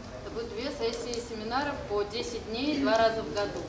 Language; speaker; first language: Russian; native; Russian